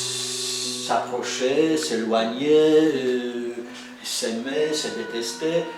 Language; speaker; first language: French; non-native, fluent; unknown